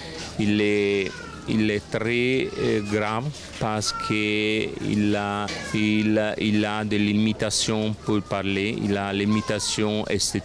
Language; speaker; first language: French; non-native, learner; Italian